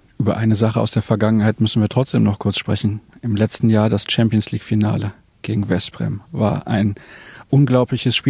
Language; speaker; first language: German; native; German